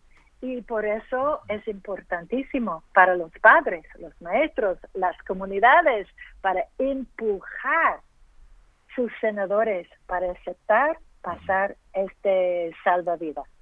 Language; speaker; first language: Spanish; early bilingual, heritage; English